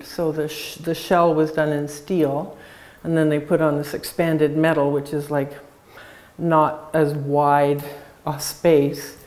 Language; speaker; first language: English; native; English